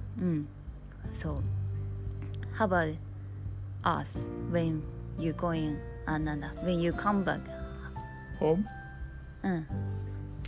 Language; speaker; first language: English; non-native, learner; Japanese